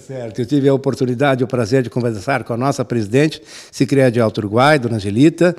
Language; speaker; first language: Portuguese; native; Portuguese